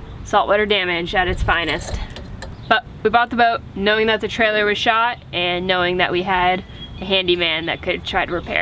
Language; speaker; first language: English; native; English